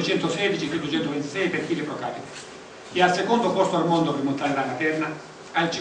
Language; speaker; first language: Italian; native; Italian